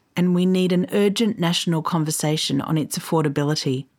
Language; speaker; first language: English; native; English